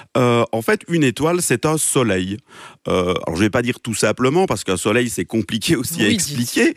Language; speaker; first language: French; native; French